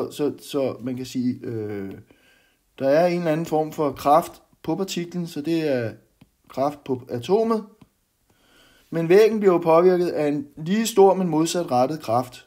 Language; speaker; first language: Danish; native; Danish